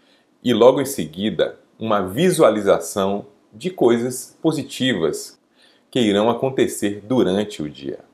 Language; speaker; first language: Portuguese; native; Portuguese